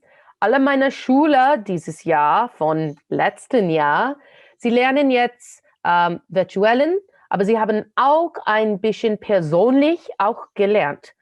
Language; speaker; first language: German; non-native, fluent; English